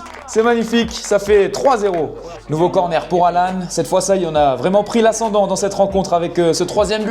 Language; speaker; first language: French; native; French